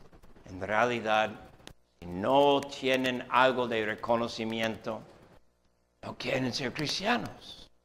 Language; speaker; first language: Spanish; non-native, fluent; English